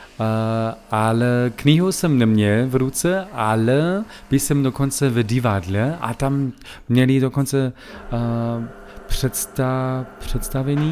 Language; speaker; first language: Czech; non-native, learner; German